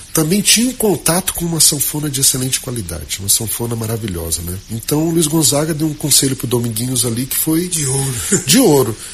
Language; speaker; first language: Portuguese; native; Portuguese